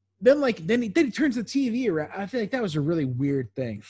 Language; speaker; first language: English; native; English